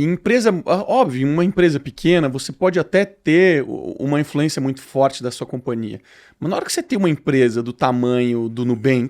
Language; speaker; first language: Portuguese; native; Portuguese